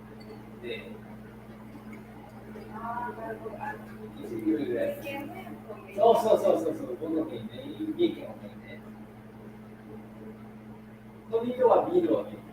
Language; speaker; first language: Japanese; non-native, learner; English